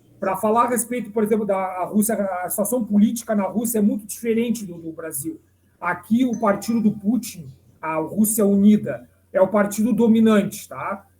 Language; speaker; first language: Portuguese; native; Portuguese